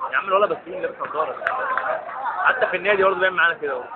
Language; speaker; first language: Arabic; native; Arabic